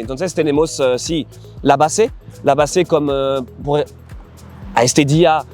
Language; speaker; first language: Spanish; non-native, learner; French